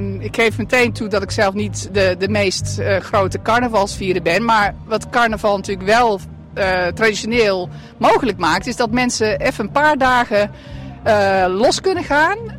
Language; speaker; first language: Dutch; native; Dutch